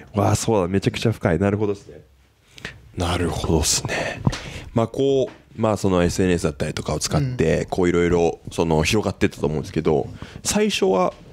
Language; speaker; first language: Japanese; native; Japanese